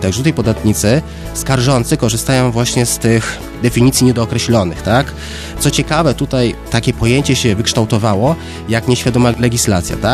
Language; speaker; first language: Polish; native; Polish